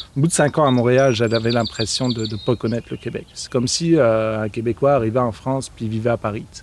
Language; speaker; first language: French; native; French